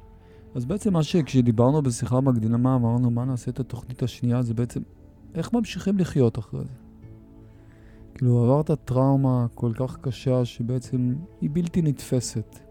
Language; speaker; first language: Hebrew; native; Hebrew